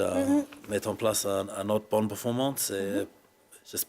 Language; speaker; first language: French; non-native, learner; English